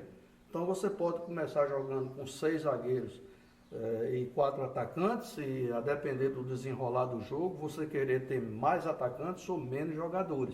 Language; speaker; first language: Portuguese; native; Portuguese